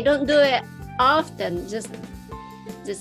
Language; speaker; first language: English; non-native, local second language; Filipino